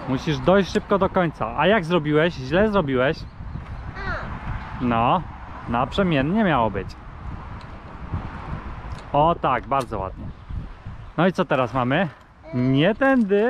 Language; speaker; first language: Polish; native; Polish